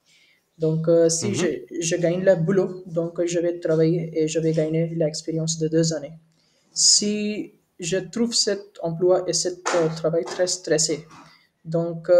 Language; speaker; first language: French; non-native, learner; Hindi